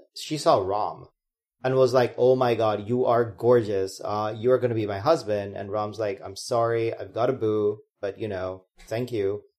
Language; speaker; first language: English; non-native, local second language; Hindi